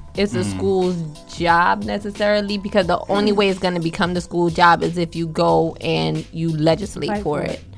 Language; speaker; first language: English; early bilingual, other home language; Haitian Creole